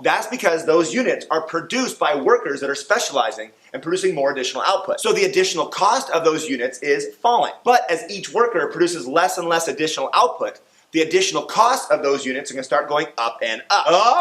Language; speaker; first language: English; native; English